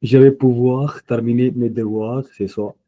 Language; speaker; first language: French; non-native, fluent; Punjabi